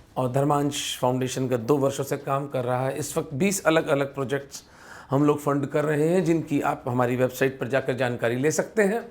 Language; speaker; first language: Hindi; native; Hindi